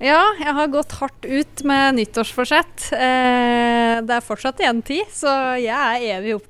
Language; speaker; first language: Norwegian; native; Norwegian